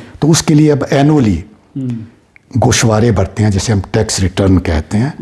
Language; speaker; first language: Urdu; non-native, local second language; Punjabi